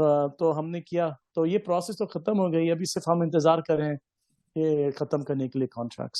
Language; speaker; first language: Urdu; early bilingual, heritage; English